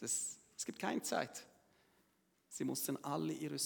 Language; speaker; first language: German; non-native, learner; Arabic